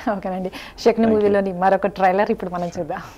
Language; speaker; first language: Telugu; native; Telugu